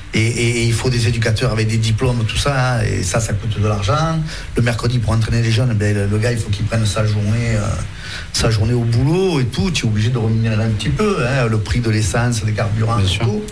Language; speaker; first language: French; native; French